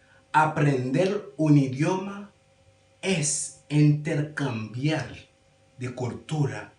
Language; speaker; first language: Spanish; non-native, learner; Haitian Creole